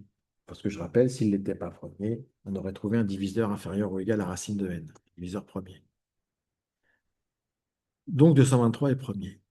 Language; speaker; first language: French; native; French